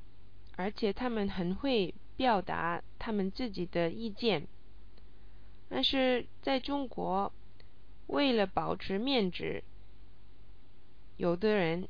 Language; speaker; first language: Chinese; non-native, learner; English